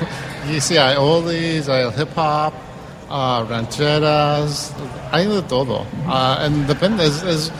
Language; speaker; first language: Spanish; early bilingual, heritage; English